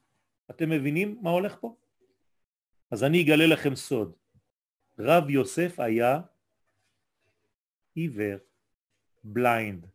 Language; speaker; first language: Hebrew; non-native, fluent; French